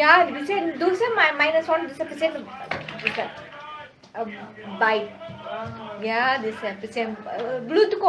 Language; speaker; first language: German; non-native, learner; Tamil